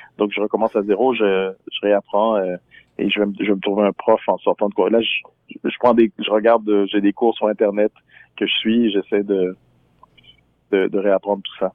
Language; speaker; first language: French; native; French